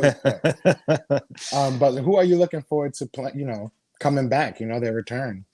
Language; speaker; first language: English; native; English